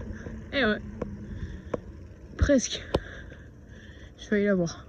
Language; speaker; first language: French; native; French